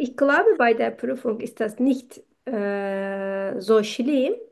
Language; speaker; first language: German; non-native, learner; Turkish